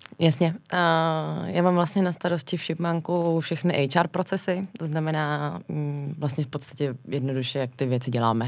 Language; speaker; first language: Czech; native; Czech